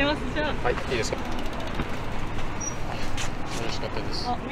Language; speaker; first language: Japanese; non-native, learner; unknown